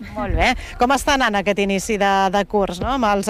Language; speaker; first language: Catalan; native; Catalan